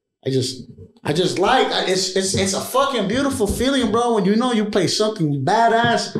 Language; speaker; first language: English; early bilingual, other home language; Spanish